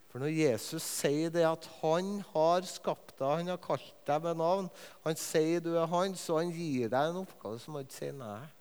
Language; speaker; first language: Norwegian; native; Norwegian